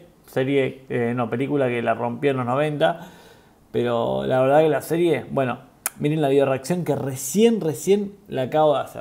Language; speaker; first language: Spanish; native; Spanish